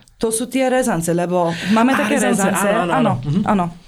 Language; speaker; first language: Slovak; non-native, fluent; Persian